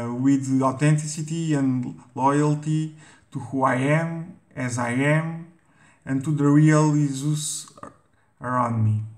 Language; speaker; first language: English; non-native, fluent; Portuguese